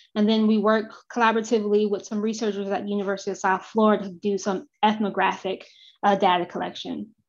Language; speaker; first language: English; native; English